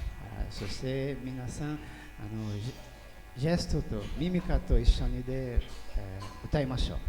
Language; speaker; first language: Japanese; early bilingual, heritage; Portuguese